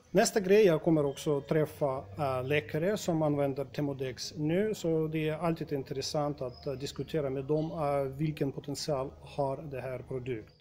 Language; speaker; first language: Swedish; non-native, fluent; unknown